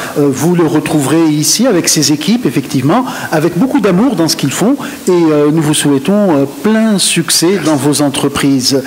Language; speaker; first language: French; non-native, local second language; Arabic